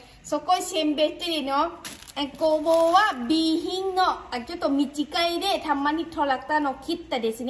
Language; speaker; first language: Japanese; non-native, learner; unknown